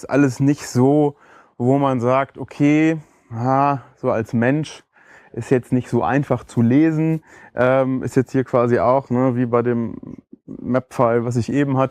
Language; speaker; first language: German; native; German